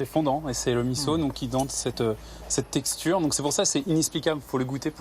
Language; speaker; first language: French; native; French